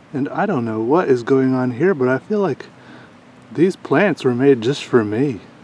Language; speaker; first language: English; native; English